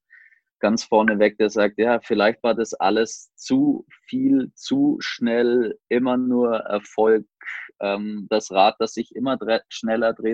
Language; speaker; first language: German; native; German